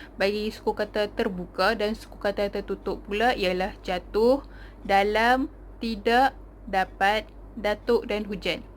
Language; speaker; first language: Malay; native; Malay